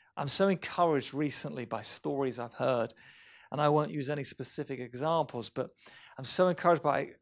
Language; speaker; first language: English; native; English